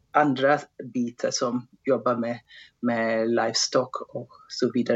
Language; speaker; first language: Swedish; non-native, fluent; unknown